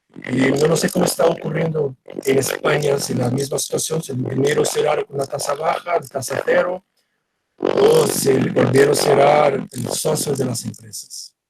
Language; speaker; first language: Spanish; non-native, fluent; Portuguese